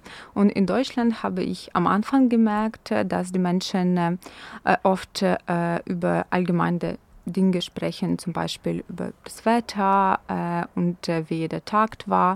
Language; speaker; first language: German; non-native, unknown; Ukrainian